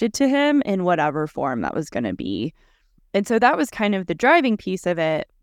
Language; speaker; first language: English; early bilingual, other home language; Russian